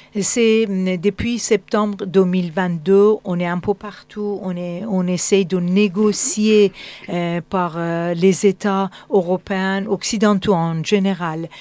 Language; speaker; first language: French; non-native, fluent; Persian